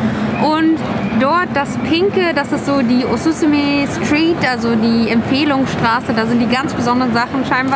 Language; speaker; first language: German; native; German